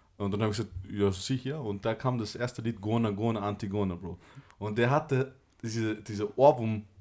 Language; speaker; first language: German; early bilingual, other home language; Albanian